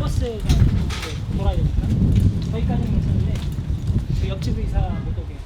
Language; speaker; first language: Korean; native; Korean